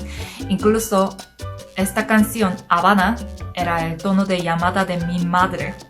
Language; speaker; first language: Spanish; non-native, learner; Korean